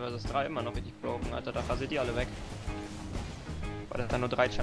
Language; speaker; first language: German; native; German